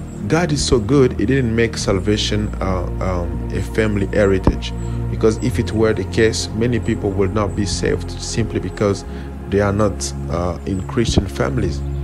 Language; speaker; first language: English; non-native, fluent; French